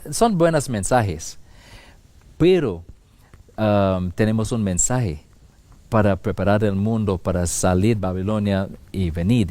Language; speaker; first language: Spanish; non-native, fluent; English